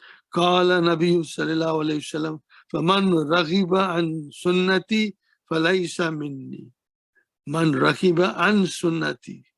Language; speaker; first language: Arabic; non-native, fluent; Urdu